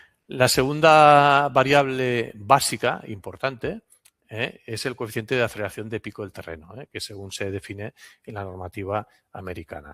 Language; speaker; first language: Spanish; non-native, local second language; Catalan